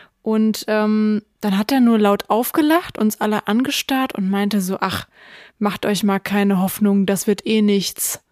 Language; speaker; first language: German; early bilingual, other home language; Russian